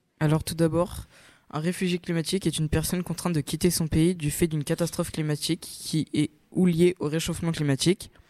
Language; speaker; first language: French; native; French